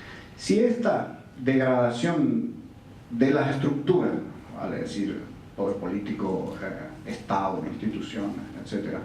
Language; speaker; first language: Spanish; native; Spanish